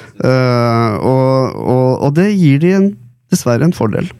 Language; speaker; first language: Norwegian; native; Norwegian